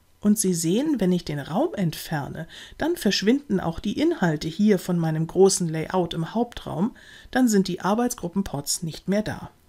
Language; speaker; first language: German; native; German